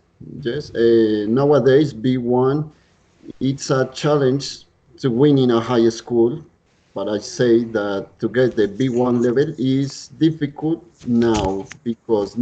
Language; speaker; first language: English; non-native, learner; Spanish